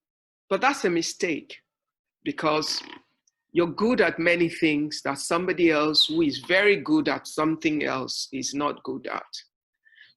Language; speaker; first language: English; non-native, local second language; Yoruba